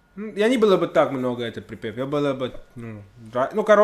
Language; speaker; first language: Russian; non-native, learner; English